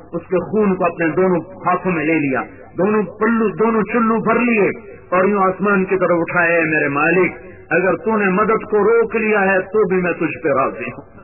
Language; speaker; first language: Urdu; non-native, local second language; Punjabi